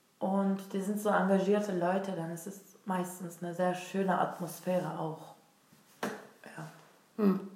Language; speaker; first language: German; non-native, fluent; Turkish